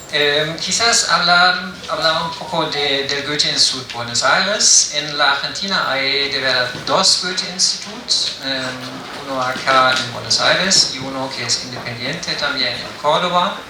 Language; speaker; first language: Spanish; non-native, fluent; German